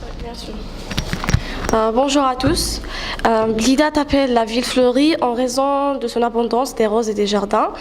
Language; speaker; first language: French; non-native, learner; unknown